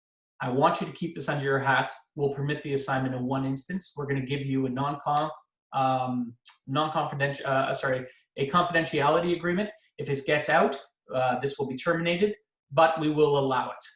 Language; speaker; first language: English; native; English